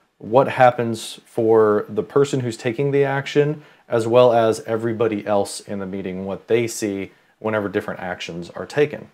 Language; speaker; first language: English; native; English